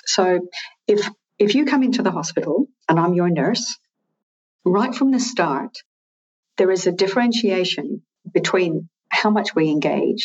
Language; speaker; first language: English; native; English